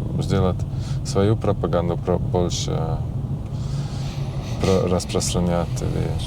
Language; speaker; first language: Russian; non-native, fluent; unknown